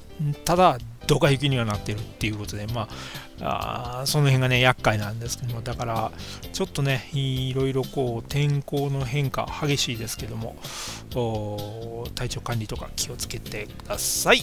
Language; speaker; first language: Japanese; native; Japanese